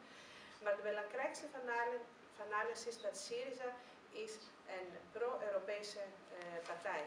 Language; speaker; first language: Dutch; non-native, fluent; Greek